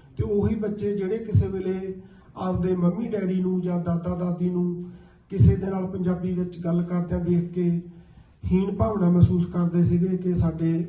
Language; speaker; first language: Punjabi; native; Punjabi